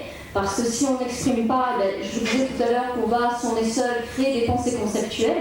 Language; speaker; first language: French; native; French